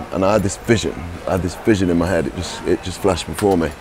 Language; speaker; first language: English; native; English